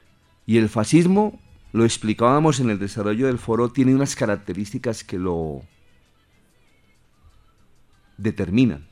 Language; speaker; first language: Spanish; native; Spanish